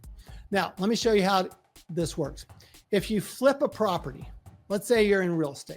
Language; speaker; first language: English; native; English